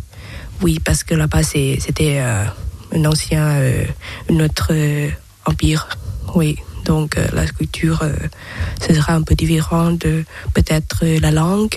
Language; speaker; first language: French; non-native, learner; Thai